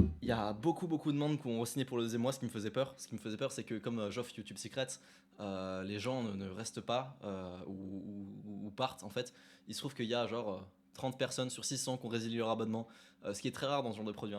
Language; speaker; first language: French; native; French